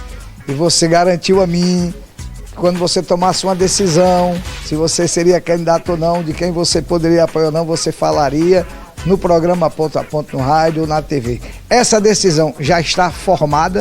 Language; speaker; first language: Portuguese; native; Portuguese